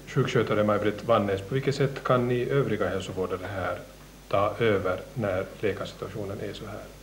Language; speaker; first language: Swedish; native; Swedish